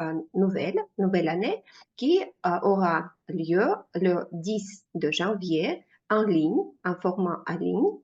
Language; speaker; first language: French; non-native, fluent; Russian